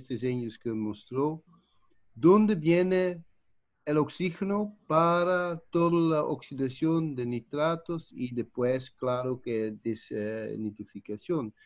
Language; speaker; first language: Spanish; non-native, fluent; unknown